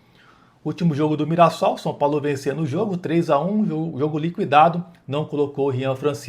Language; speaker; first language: Portuguese; native; Portuguese